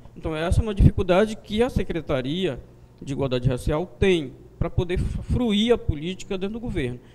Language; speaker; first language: Portuguese; native; Portuguese